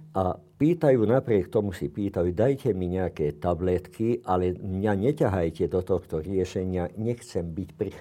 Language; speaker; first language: Slovak; non-native, local second language; Hungarian